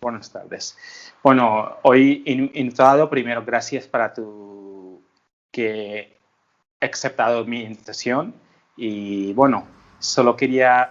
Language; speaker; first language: Spanish; non-native, learner; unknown